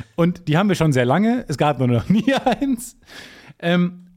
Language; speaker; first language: German; native; German